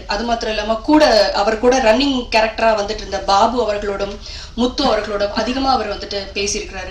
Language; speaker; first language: Tamil; native; Tamil